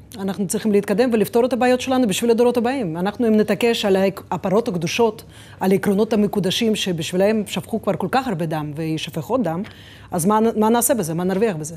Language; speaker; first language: Hebrew; non-native, fluent; Russian